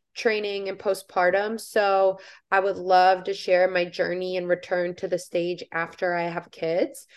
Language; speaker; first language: English; native; English